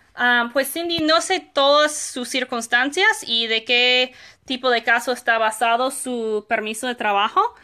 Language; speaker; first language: Spanish; non-native, fluent; English